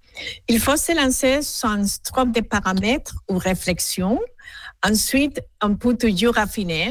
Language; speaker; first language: French; non-native, fluent; Spanish